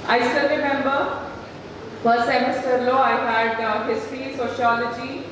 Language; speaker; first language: English; non-native, local second language; Telugu